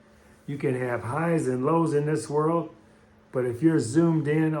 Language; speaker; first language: English; native; English